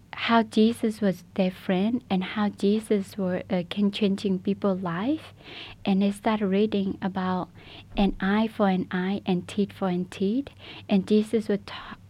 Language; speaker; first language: English; non-native, fluent; Burmese